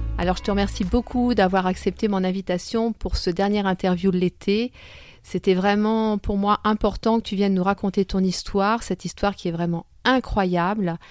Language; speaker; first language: French; native; French